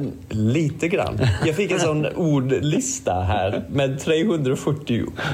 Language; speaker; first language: Swedish; non-native, fluent; English